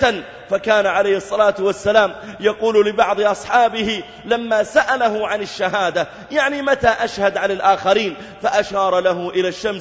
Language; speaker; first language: Arabic; native; Arabic